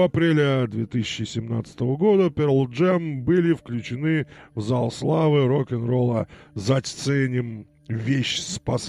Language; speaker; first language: Russian; native; Russian